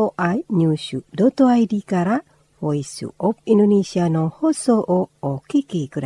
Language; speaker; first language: Japanese; non-native, fluent; Indonesian